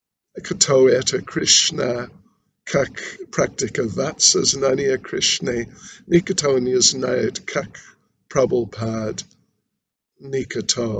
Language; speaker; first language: Russian; non-native, learner; English